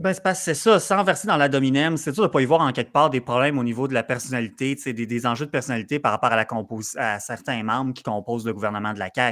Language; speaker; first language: French; native; French